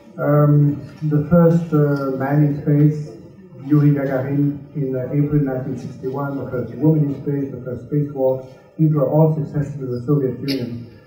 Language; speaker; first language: English; non-native, fluent; French